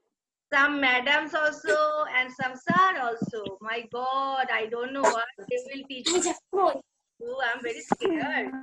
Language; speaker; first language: English; non-native, local second language; Bangla